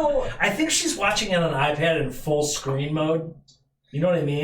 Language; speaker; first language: English; native; English